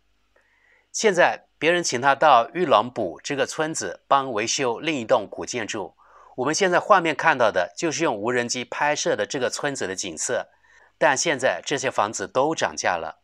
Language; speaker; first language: Chinese; native; Chinese